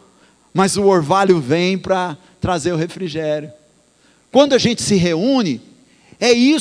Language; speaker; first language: Portuguese; native; Portuguese